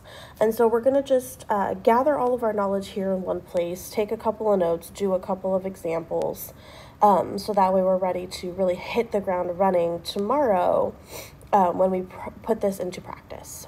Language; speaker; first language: English; native; English